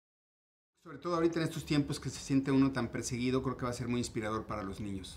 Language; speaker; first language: Spanish; native; Spanish